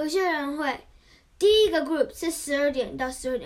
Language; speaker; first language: Chinese; early bilingual, heritage; Chinese